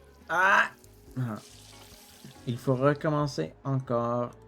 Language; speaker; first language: French; non-native, local second language; English